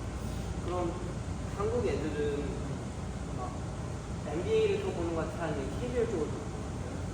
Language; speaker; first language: Korean; early bilingual, heritage; Korean